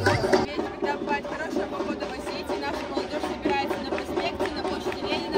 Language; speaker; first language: Russian; native; Russian